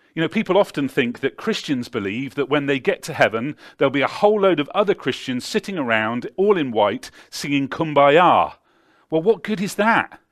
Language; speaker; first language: English; native; English